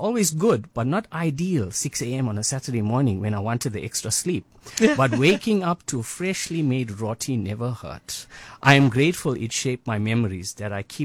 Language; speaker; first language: English; native; English